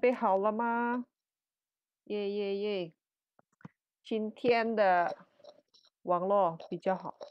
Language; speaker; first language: Chinese; non-native, fluent; Indonesian